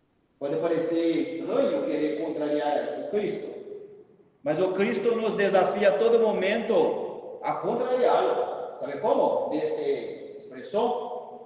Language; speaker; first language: Portuguese; non-native, fluent; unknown